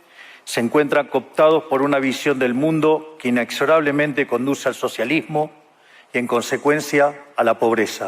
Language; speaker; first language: Spanish; native; Spanish